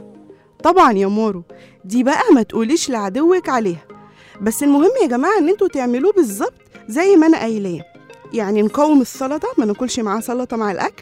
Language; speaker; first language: Arabic; native; Arabic